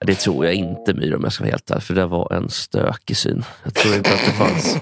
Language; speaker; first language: Swedish; native; Swedish